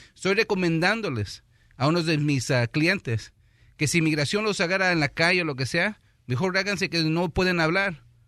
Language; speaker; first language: Spanish; early bilingual, heritage; Spanish